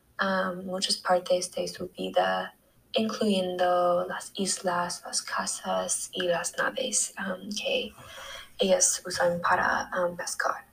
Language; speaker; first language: Spanish; non-native, learner; English